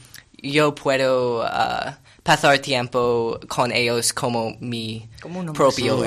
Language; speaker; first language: Spanish; non-native, learner; English